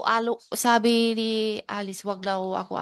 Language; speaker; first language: Filipino; non-native, learner; Chinese